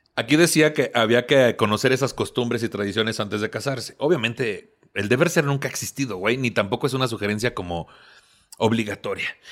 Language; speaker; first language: Spanish; native; Spanish